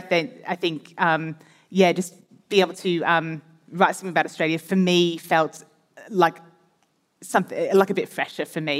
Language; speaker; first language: English; native; English